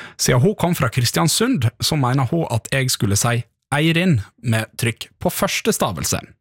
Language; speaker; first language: Norwegian; native; Norwegian